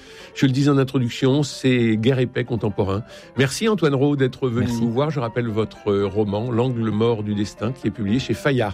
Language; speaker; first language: French; native; French